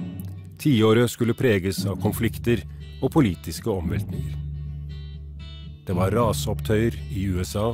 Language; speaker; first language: Norwegian; native; Norwegian